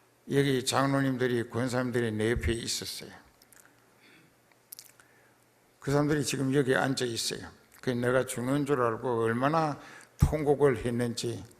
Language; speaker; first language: Korean; native; Korean